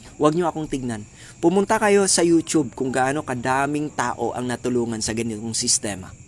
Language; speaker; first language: Filipino; non-native, local second language; Cebuano